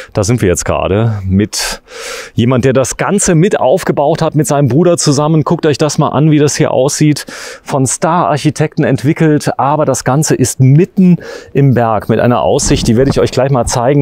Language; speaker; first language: German; native; German